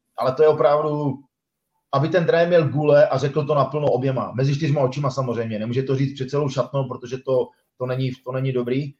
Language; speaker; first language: Czech; native; Czech